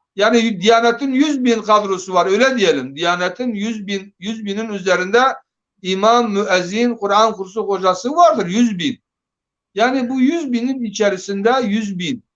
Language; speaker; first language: Turkish; non-native, local second language; Zaza